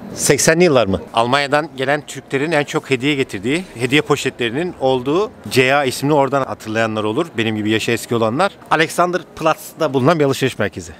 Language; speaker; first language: Turkish; native; Turkish